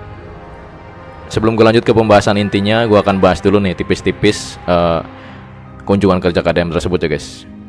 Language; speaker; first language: Indonesian; native; Indonesian